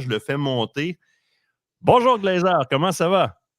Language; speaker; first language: French; native; French